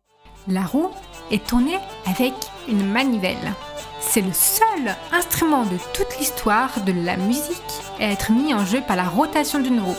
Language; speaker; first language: French; native; French